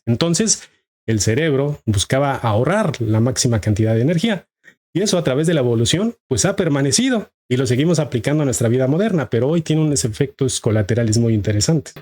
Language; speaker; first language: Spanish; native; Spanish